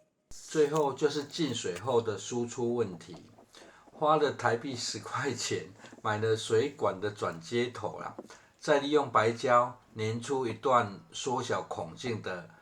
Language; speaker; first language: Chinese; native; Chinese